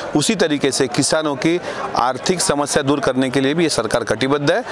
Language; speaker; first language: Hindi; non-native, local second language; Marathi